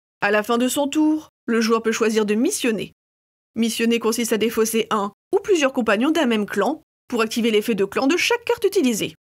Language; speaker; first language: French; native; French